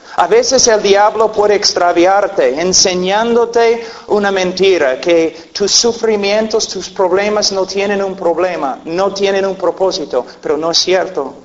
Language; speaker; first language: Spanish; non-native, fluent; English